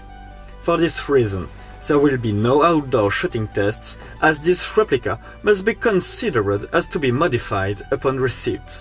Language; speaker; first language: English; non-native, fluent; French